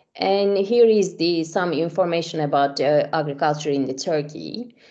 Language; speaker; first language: English; non-native, fluent; Turkish